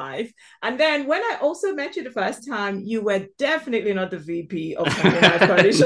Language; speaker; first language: English; non-native, local second language; Igbo